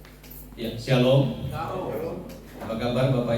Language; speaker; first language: Indonesian; native; Indonesian